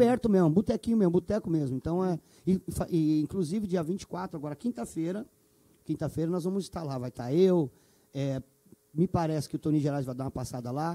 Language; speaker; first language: Portuguese; native; Portuguese